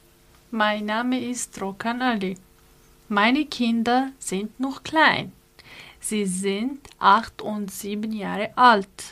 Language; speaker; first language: German; non-native, learner; Arabic